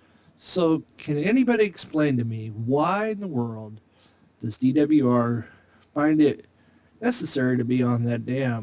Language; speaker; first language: English; native; English